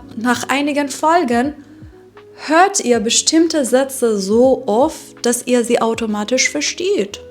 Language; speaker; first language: German; non-native, fluent; Persian